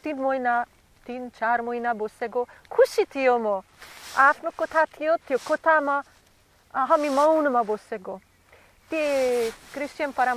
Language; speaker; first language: Nepali; non-native, learner; Slovak